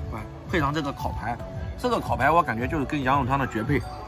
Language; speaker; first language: Chinese; native; Chinese